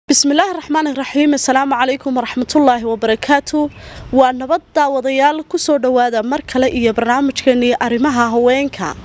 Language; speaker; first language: Somali; native; Somali